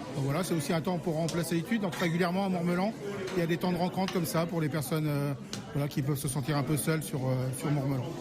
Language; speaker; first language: French; native; French